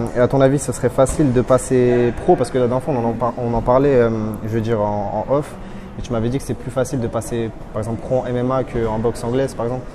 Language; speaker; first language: French; native; French